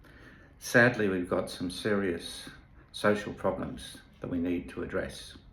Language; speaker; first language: English; native; English